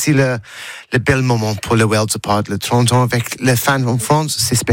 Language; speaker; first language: French; non-native, learner; English